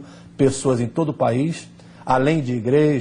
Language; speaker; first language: Portuguese; native; Portuguese